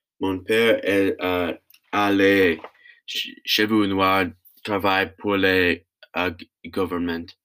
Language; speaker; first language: French; non-native, learner; English